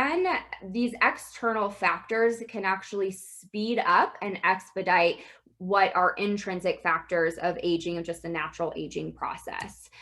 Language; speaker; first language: English; native; English